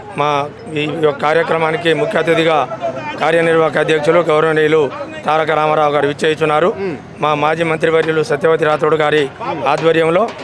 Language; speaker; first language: Telugu; non-native, local second language; Lambadi